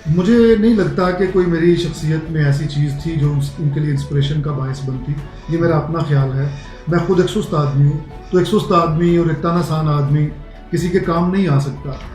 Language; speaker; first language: Urdu; non-native, local second language; Punjabi